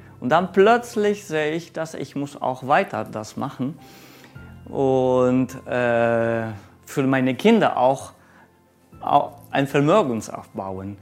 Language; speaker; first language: German; non-native, learner; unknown